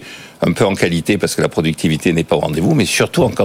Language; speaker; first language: French; native; French